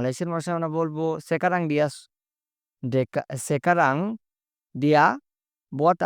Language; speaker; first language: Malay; non-native, fluent; Bangla